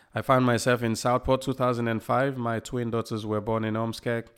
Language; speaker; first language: English; non-native, local second language; Krio